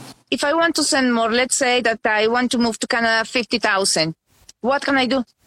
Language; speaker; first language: English; non-native, fluent; Spanish